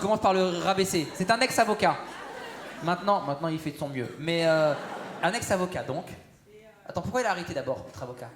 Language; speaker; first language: French; native; French